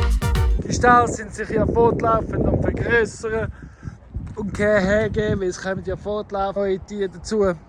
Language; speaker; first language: German; non-native, fluent; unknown